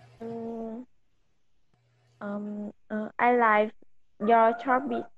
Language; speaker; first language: English; non-native, learner; Vietnamese